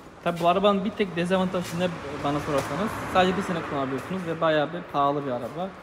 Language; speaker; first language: Turkish; native; Turkish